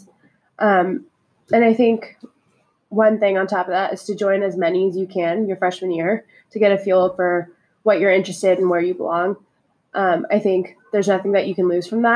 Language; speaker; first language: English; non-native, fluent; Czech